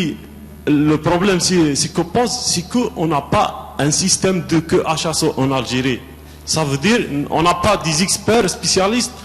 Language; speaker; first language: French; non-native, local second language; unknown